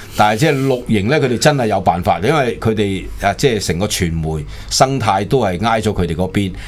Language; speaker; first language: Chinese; non-native, local second language; Cantonese